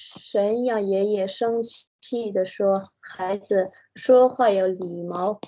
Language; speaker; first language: Chinese; non-native, learner; Tibetan